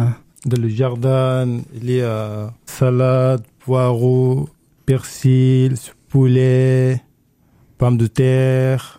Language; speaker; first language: French; non-native, learner; Arabic